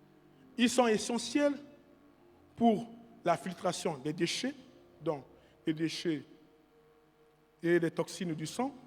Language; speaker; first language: French; non-native, local second language; Lingala